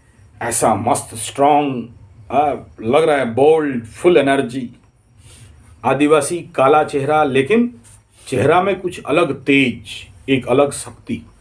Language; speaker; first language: Hindi; non-native, local second language; Odia